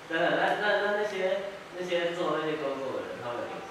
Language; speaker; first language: Chinese; native; Chinese